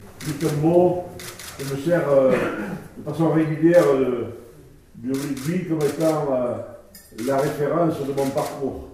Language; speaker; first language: French; native; French